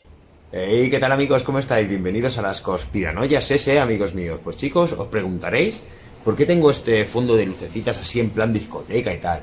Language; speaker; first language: Spanish; native; Spanish